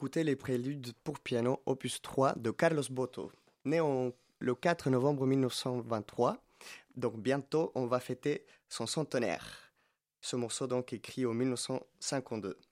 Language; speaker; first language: French; non-native, fluent; Spanish